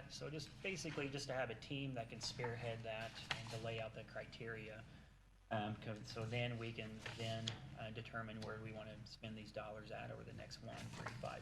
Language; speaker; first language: English; native; English